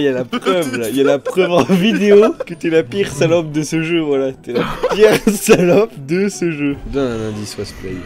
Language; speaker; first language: French; native; French